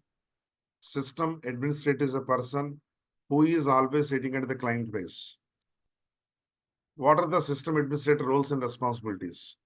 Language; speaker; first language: English; non-native, local second language; Telugu